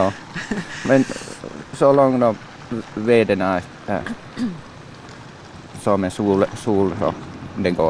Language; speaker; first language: Swedish; non-native, learner; Finnish